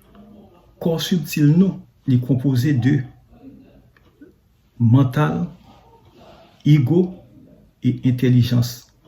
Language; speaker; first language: French; non-native, learner; Haitian Creole